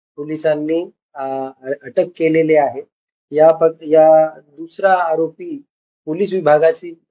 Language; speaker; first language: Marathi; non-native, local second language; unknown